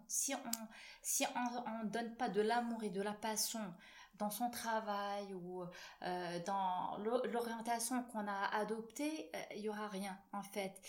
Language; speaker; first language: French; non-native, local second language; Arabic